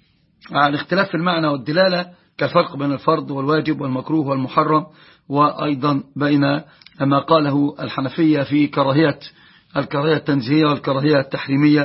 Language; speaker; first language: Arabic; native; Arabic